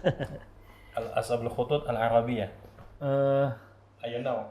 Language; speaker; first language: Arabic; non-native, learner; Indonesian